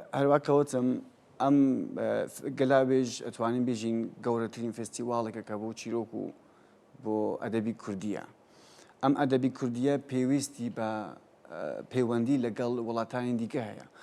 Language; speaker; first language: Central Kurdish; native; Central Kurdish